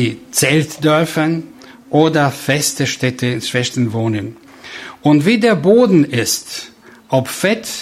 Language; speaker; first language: German; non-native, fluent; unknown